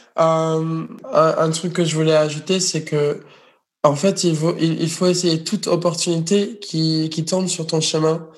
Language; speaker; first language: French; non-native, fluent; Spanish